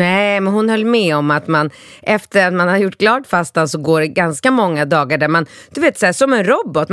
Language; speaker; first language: Swedish; native; Swedish